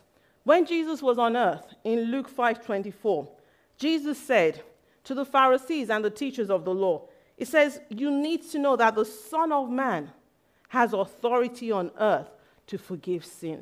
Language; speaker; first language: English; non-native, local second language; Yoruba